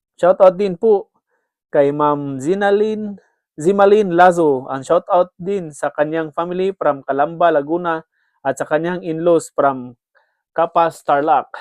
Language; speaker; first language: Filipino; non-native, local second language; Cebuano